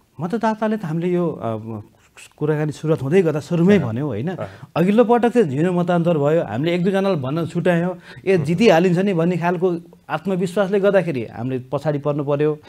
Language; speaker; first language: Nepali; native; Nepali